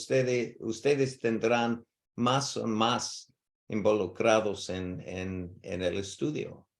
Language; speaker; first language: Spanish; non-native, learner; English